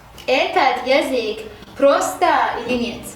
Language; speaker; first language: Russian; non-native, learner; Persian